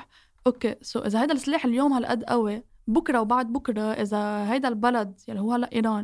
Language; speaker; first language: Arabic; native; Arabic